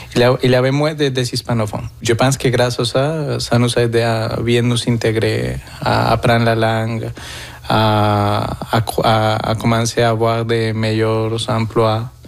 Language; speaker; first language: French; non-native, fluent; Spanish